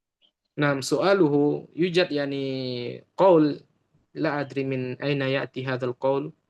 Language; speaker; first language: Arabic; non-native, fluent; Indonesian